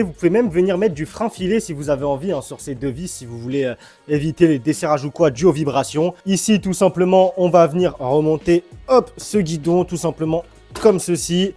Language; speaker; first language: French; native; French